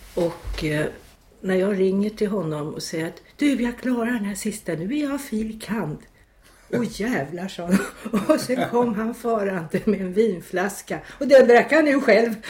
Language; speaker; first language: Swedish; native; Swedish